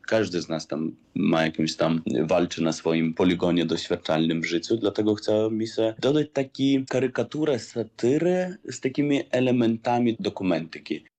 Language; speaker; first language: Polish; native; Polish